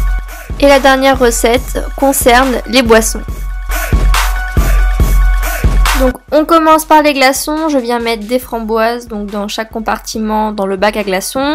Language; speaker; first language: French; native; French